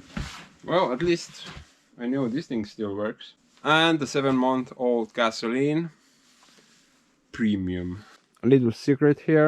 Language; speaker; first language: English; non-native, fluent; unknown